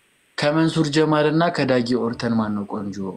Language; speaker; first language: Amharic; native; Amharic